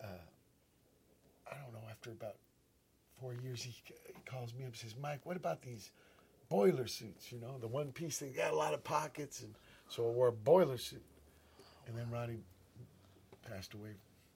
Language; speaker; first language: English; native; English